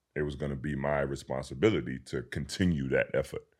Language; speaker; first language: English; native; English